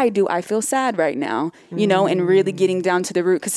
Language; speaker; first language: English; native; English